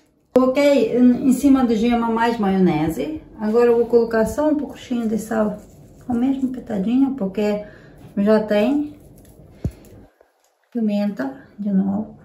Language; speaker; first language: Portuguese; non-native, learner; Ukrainian